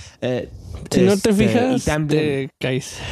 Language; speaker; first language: Spanish; early bilingual, other home language; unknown